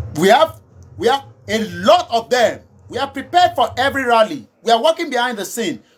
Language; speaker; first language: English; non-native, local second language; Yoruba